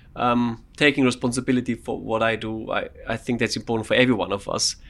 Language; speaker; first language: English; non-native, fluent; German